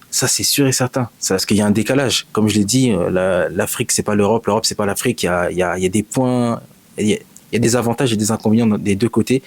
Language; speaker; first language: French; native; French